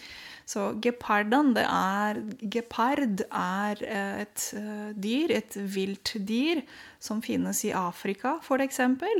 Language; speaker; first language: Norwegian; non-native, fluent; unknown